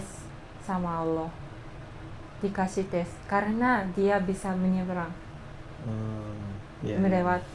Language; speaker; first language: Indonesian; non-native, learner; Japanese